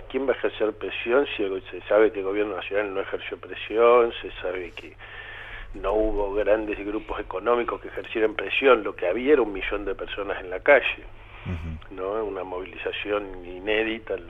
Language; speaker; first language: Spanish; native; Spanish